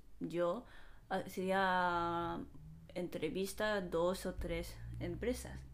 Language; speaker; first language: Spanish; non-native, fluent; Japanese